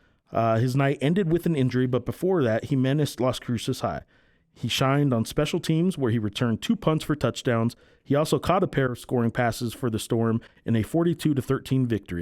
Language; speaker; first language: English; native; English